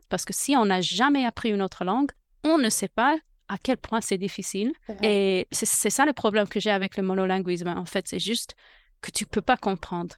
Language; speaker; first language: French; non-native, fluent; English